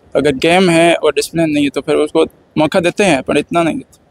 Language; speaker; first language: Hindi; native; Hindi